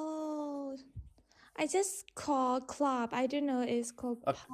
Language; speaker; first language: English; non-native, learner; Chinese